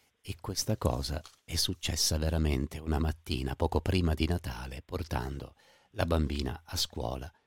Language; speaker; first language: Italian; native; Italian